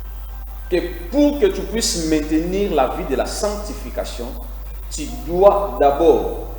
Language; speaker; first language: French; non-native, local second language; Lingala